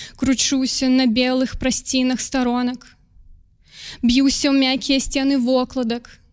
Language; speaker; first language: Belarusian; native; Belarusian